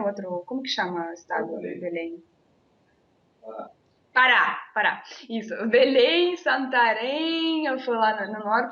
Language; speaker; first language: Portuguese; non-native, fluent; Russian